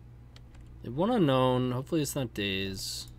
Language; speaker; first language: English; native; English